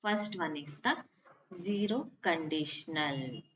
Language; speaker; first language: English; non-native, local second language; Kannada